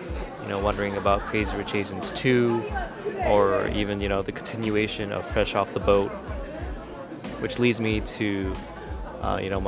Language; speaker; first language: English; native; English